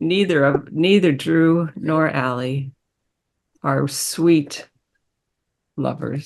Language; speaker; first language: English; native; English